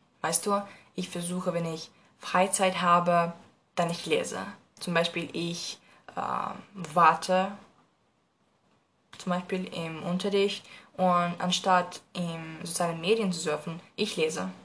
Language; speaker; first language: German; non-native, learner; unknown